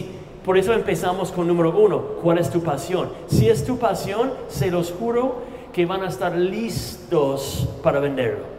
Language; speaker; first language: Spanish; non-native, fluent; English